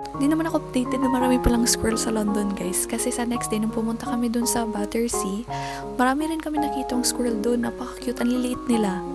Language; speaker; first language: Filipino; non-native, local second language; Iloko